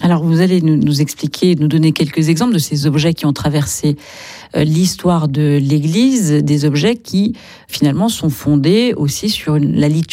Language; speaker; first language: French; native; French